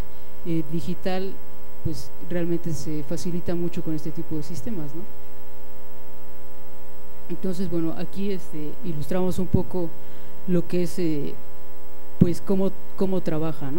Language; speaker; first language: Spanish; native; Spanish